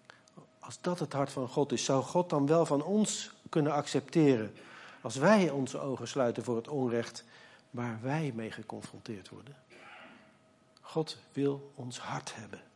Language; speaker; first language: Dutch; native; Dutch